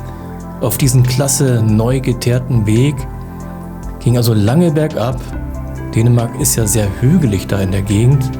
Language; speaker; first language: German; native; German